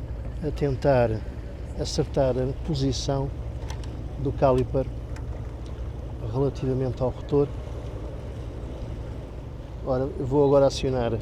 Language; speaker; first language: Portuguese; native; Portuguese